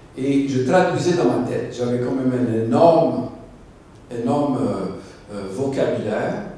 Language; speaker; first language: French; non-native, local second language; English